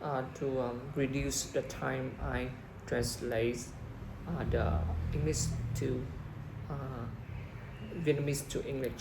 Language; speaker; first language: English; non-native, learner; Vietnamese